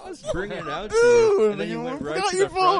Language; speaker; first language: English; native; English